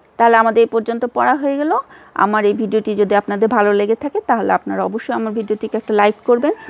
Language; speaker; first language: Bangla; native; Bangla